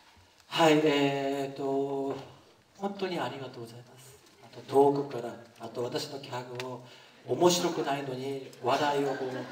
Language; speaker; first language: Japanese; non-native, fluent; Korean